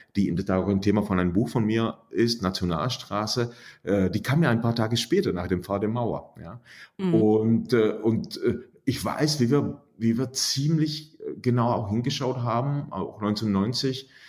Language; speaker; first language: German; non-native, fluent; Czech